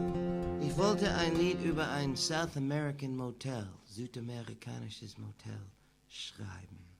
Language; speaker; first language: German; non-native, learner; English